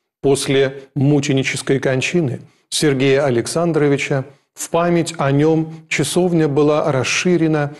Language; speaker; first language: Russian; native; Russian